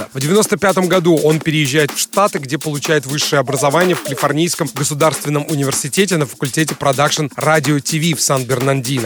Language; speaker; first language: Russian; native; Russian